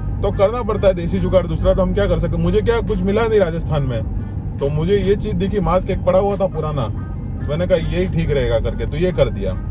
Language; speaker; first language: Hindi; non-native, local second language; Rajasthani